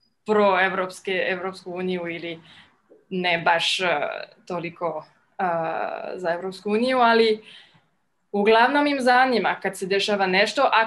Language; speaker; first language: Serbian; non-native, fluent; French